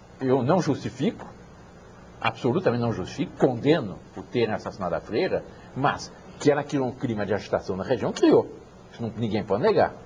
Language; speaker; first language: Portuguese; early bilingual, other home language; French